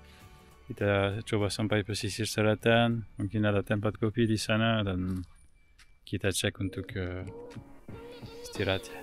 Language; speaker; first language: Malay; non-native, learner; French